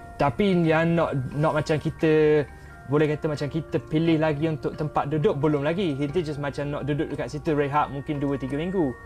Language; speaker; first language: Malay; non-native, fluent; English